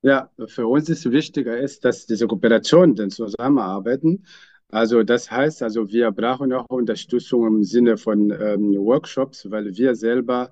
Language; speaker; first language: German; non-native, fluent; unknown